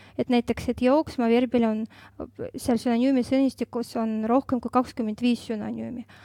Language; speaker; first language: Estonian; non-native, local second language; Russian